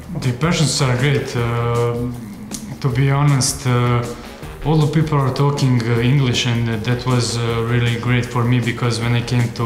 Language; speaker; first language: English; non-native, fluent; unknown